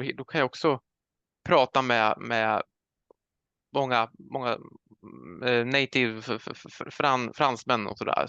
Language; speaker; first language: Swedish; native; Swedish